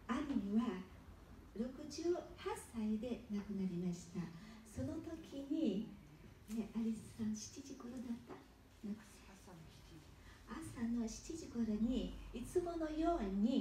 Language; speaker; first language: Japanese; early bilingual, heritage; Japanese